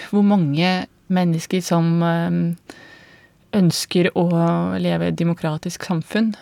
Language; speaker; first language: Norwegian; non-native, fluent; Russian